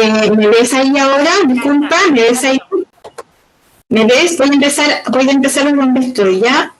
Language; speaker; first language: Spanish; native; Spanish